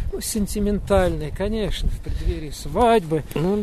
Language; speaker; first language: Russian; native; Russian